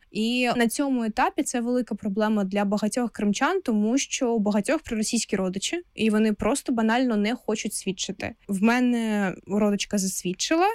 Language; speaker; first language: Ukrainian; non-native, local second language; Russian